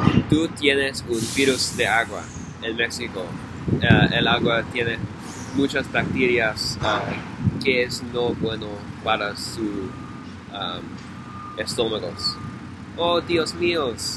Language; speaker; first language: Spanish; non-native, learner; English